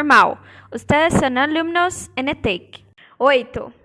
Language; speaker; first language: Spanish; non-native, fluent; Portuguese